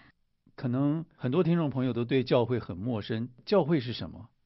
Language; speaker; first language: Chinese; native; Chinese